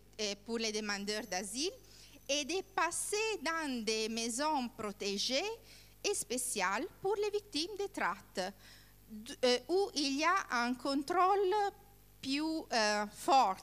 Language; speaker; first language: French; non-native, learner; Italian